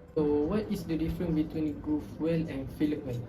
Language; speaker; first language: English; non-native, local second language; Malay